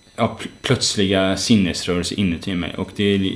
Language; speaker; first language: Swedish; native; Swedish